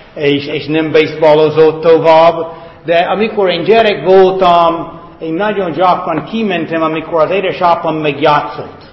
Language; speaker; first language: Hungarian; non-native, fluent; English